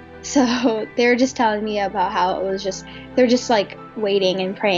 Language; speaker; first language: English; native; English